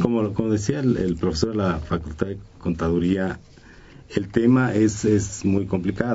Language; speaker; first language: Spanish; native; Spanish